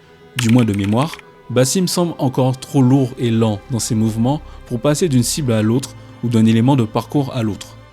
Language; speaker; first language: French; native; French